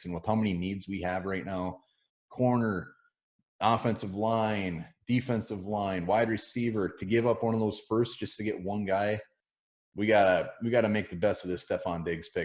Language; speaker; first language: English; native; English